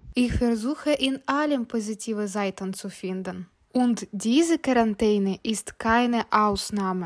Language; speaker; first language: German; non-native, fluent; Russian